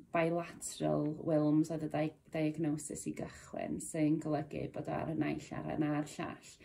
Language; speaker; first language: Welsh; native; Welsh